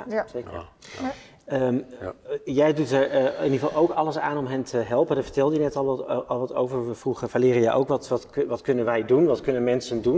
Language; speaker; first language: Dutch; native; Dutch